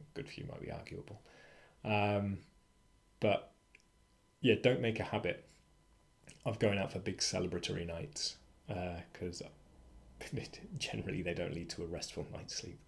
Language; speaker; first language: English; native; English